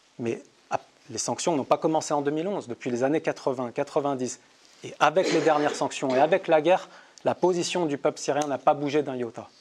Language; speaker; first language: French; native; French